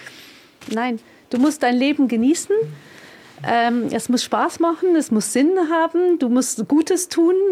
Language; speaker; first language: German; non-native, fluent; English